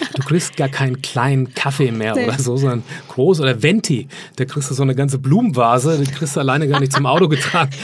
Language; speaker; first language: German; native; German